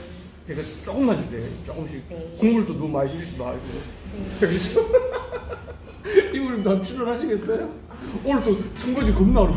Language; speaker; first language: Korean; native; Korean